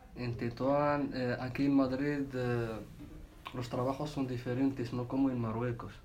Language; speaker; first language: Spanish; non-native, learner; Arabic